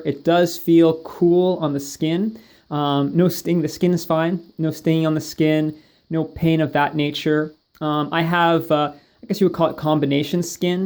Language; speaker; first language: English; native; English